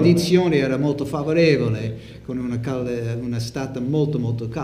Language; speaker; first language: Italian; non-native, learner; English